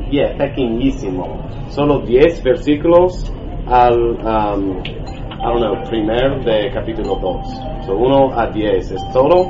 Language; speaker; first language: Spanish; non-native, learner; English